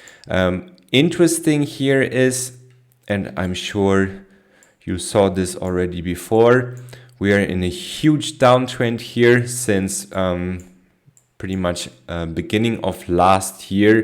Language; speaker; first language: English; non-native, fluent; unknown